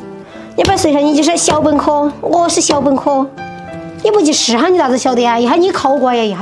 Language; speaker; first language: Chinese; native; Chinese